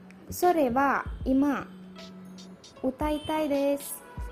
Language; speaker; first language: Japanese; non-native, learner; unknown